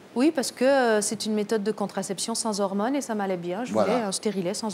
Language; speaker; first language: French; native; French